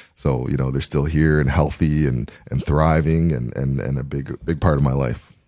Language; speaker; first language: English; native; English